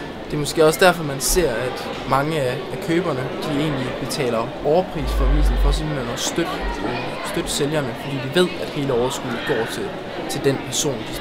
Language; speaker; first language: Danish; native; Danish